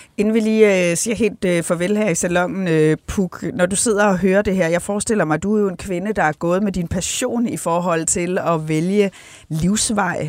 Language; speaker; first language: Danish; native; Danish